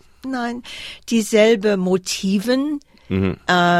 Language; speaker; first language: German; non-native, fluent; English